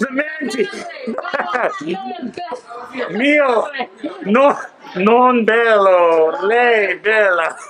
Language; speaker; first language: Italian; non-native, learner; English